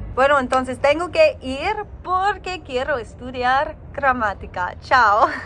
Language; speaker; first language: Spanish; non-native, learner; English